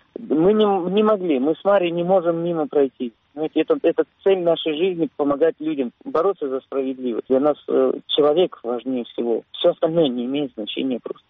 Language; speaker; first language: Russian; native; Russian